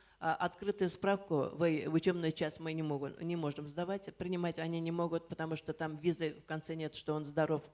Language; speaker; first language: Russian; native; Russian